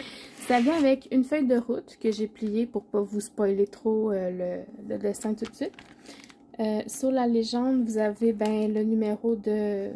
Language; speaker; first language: French; native; French